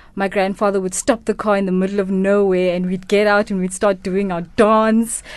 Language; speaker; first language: English; non-native, local second language; Tswana